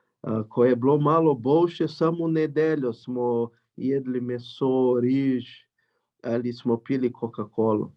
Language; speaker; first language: Slovenian; non-native, learner; Portuguese